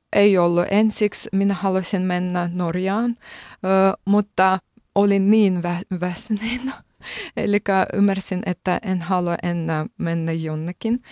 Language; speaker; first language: Finnish; non-native, learner; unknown